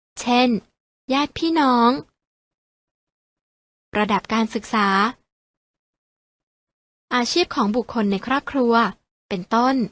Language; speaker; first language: Thai; native; Thai